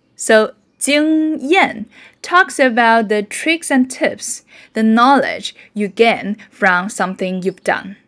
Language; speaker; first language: English; non-native, fluent; Chinese